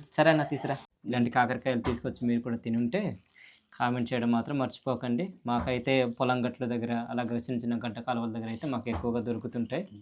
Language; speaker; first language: Telugu; non-native, local second language; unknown